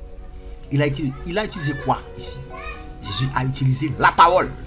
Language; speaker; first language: French; non-native, local second language; Haitian Creole